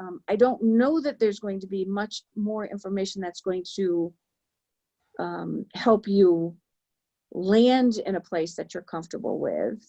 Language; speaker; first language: English; native; English